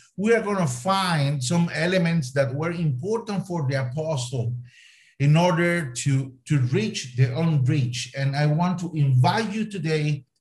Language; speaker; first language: English; non-native, fluent; Spanish